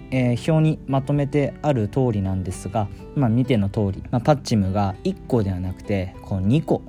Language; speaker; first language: Japanese; native; Japanese